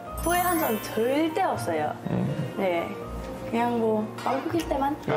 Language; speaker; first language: Korean; non-native, fluent; German